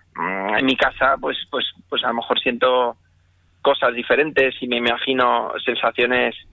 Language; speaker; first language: Spanish; native; Spanish